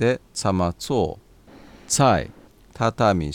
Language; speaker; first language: Japanese; native; Japanese